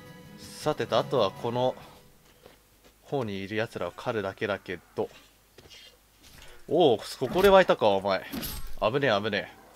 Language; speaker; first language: Japanese; native; Japanese